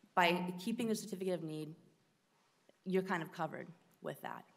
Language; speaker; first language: English; native; English